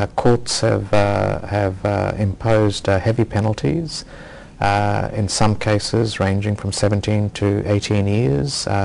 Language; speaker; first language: English; native; English